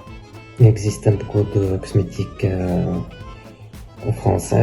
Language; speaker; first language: French; non-native, learner; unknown